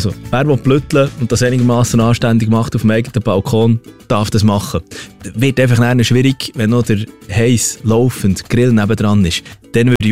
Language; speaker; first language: German; native; German